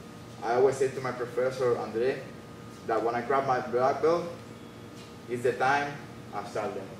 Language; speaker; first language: English; non-native, learner; Spanish